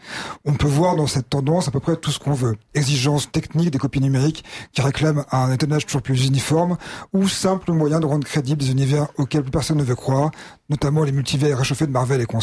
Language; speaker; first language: French; native; French